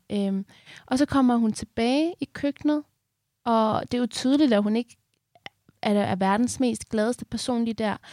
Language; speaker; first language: Danish; early bilingual, other home language; Persian